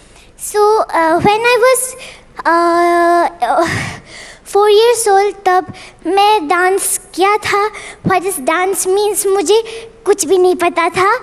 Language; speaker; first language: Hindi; non-native, local second language; Bangla